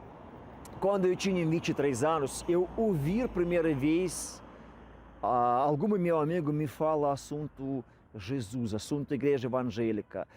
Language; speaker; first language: Portuguese; non-native, fluent; Russian